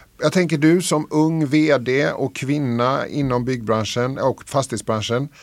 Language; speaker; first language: Swedish; native; Swedish